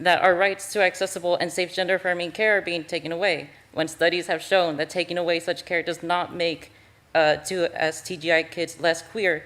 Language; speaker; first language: English; native; English